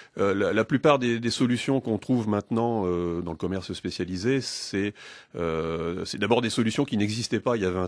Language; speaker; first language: French; native; French